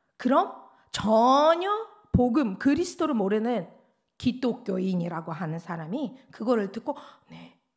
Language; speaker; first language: Korean; non-native, fluent; Russian